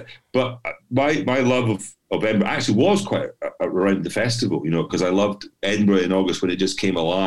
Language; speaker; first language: English; native; English